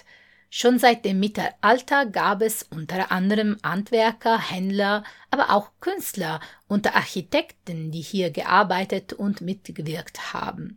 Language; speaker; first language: German; non-native, fluent; Italian